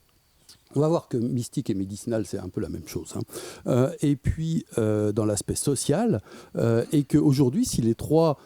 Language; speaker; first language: French; native; French